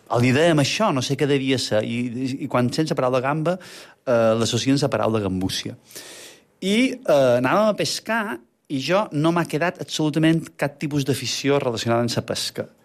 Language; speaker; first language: Catalan; native; Catalan